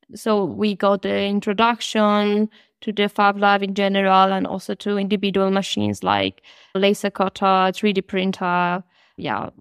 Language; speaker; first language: English; non-native, fluent; Spanish